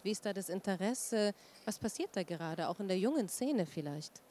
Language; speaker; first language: German; native; German